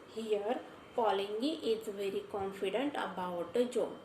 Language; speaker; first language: English; non-native, local second language; Marathi